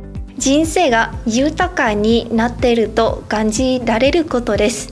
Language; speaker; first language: Japanese; non-native, learner; Vietnamese